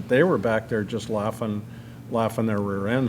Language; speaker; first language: English; native; English